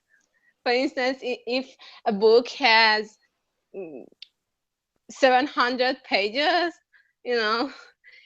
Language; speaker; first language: English; non-native, learner; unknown